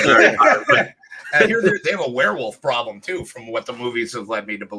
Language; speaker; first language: English; native; English